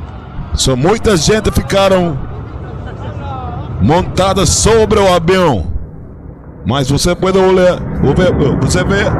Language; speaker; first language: Portuguese; non-native, fluent; Spanish